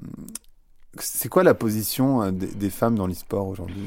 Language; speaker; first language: French; native; French